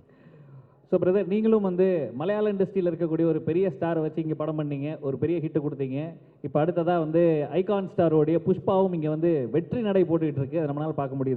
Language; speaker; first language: Tamil; native; Tamil